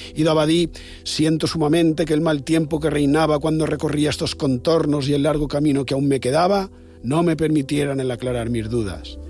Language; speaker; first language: Spanish; non-native, local second language; Catalan